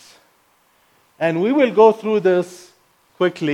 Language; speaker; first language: English; non-native, fluent; Arabic